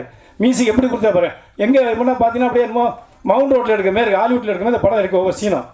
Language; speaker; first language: Tamil; native; Tamil